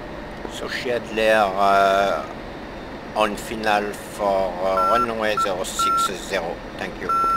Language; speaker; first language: English; non-native, learner; French